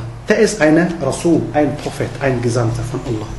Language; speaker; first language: German; non-native, fluent; Arabic